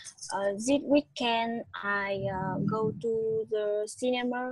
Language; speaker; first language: English; non-native, learner; Vietnamese